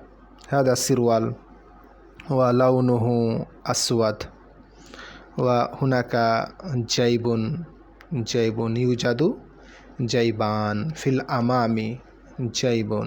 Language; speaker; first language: Arabic; non-native, fluent; Bangla